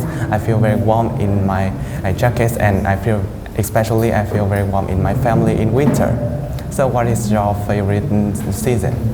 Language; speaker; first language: English; non-native, fluent; Vietnamese